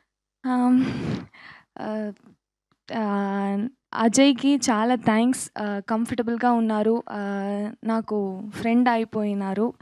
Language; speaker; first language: Telugu; non-native, learner; Tamil